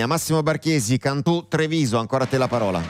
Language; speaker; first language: Italian; native; Italian